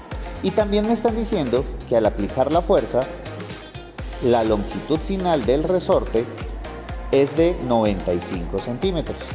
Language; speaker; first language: Spanish; native; Spanish